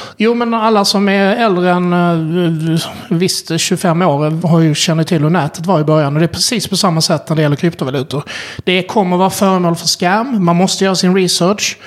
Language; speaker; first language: Swedish; native; Swedish